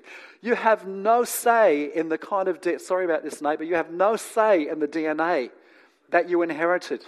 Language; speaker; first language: English; native; English